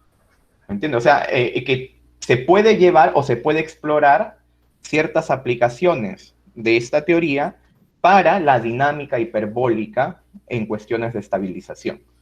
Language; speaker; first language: Spanish; native; Spanish